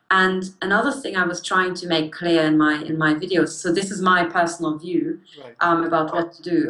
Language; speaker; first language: English; early bilingual, other home language; German